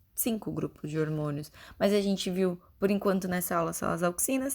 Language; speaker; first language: Portuguese; native; Portuguese